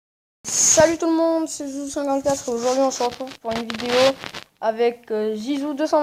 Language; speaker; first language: French; native; French